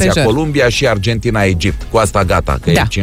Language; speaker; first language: Romanian; native; Romanian